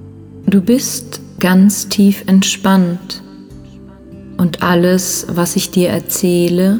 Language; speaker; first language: German; native; German